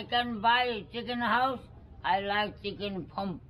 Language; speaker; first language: English; non-native, learner; Nepali